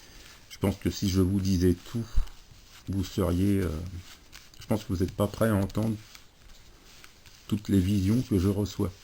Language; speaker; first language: French; native; French